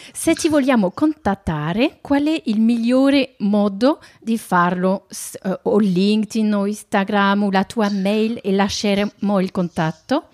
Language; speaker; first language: Italian; non-native, fluent; French